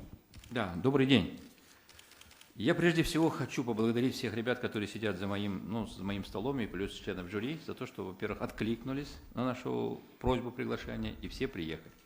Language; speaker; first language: Russian; native; Russian